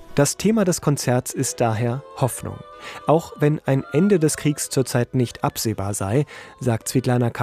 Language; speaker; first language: German; native; German